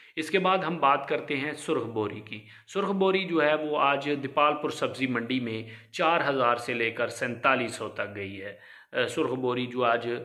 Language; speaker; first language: Urdu; non-native, local second language; Punjabi